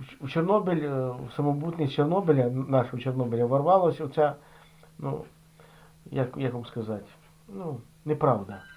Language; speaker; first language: Ukrainian; native; Ukrainian